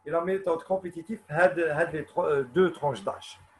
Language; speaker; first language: French; non-native, local second language; Arabic